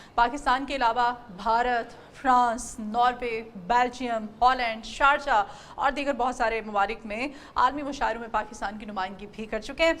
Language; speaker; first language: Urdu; non-native, local second language; Punjabi